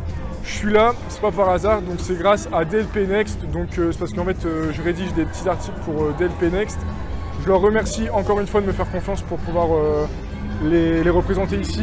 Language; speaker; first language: French; native; French